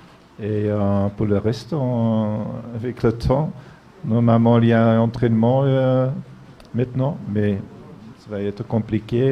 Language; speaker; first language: French; non-native, fluent; Dutch